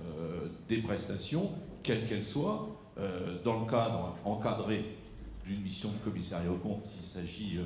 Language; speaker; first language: French; native; French